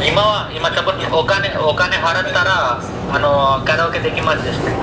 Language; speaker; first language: Japanese; non-native, learner; Telugu